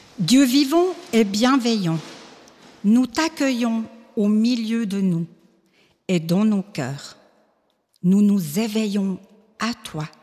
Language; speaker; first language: French; native; French